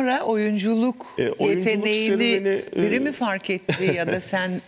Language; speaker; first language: Turkish; native; Turkish